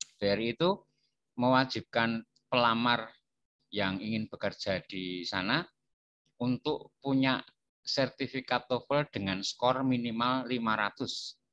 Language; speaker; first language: Indonesian; non-native, local second language; Javanese